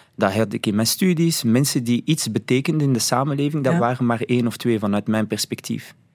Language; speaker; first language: Dutch; early bilingual, other home language; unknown